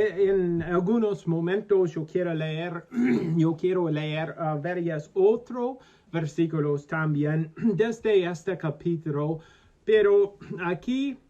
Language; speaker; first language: Spanish; non-native, learner; English